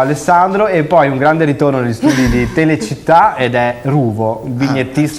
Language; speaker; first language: Italian; native; Italian